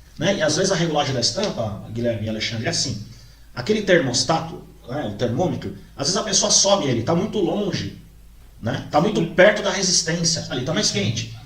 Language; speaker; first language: Portuguese; native; Portuguese